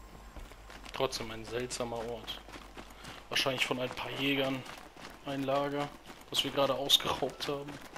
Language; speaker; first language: German; native; German